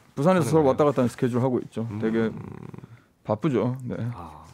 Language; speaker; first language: Korean; native; Korean